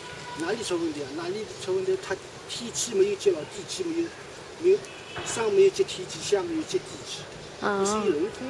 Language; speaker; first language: Chinese; native; Chinese